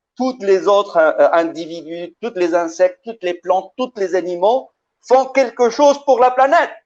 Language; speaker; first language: French; early bilingual, heritage; Spanish